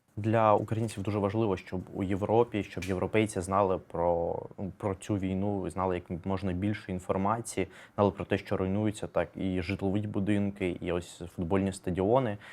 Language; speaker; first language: Ukrainian; native; Ukrainian